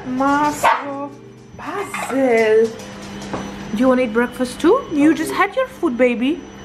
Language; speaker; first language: English; non-native, fluent; Polish